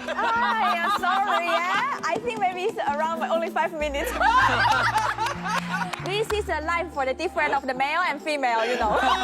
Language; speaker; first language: English; non-native, learner; Chinese